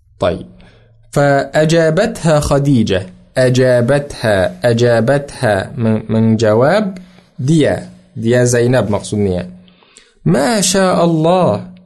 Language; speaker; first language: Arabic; non-native, fluent; Indonesian